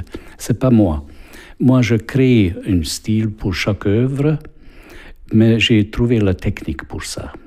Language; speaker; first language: French; non-native, fluent; Hungarian